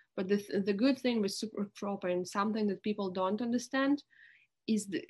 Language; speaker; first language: English; non-native, fluent; Russian